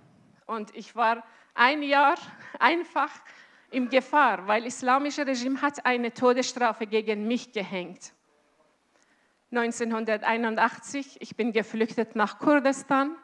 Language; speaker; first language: German; non-native, fluent; Azerbaijani